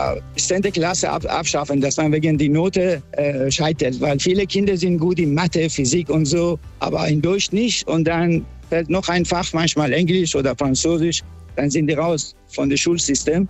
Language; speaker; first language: German; non-native, fluent; Persian